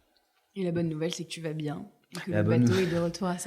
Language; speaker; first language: French; native; French